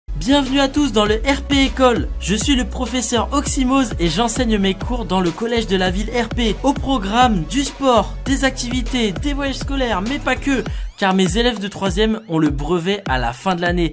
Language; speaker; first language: French; native; French